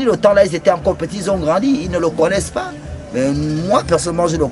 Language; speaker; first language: French; non-native, local second language; Fang